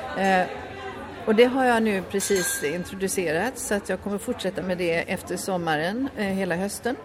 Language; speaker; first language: Swedish; native; Swedish